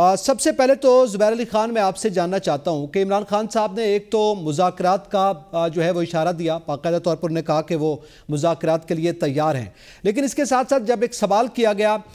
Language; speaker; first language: Urdu; native; Urdu